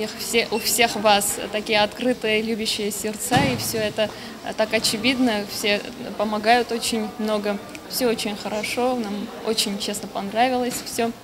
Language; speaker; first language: Russian; non-native, fluent; Armenian